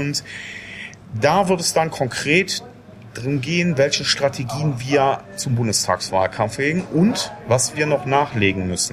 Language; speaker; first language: German; native; German